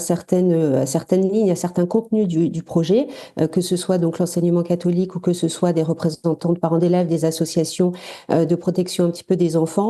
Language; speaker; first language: French; native; French